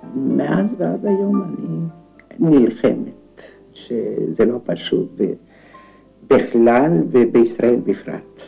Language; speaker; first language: Hebrew; non-native, fluent; Romanian